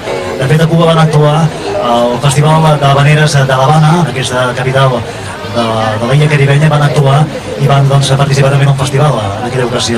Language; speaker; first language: Catalan; native; Catalan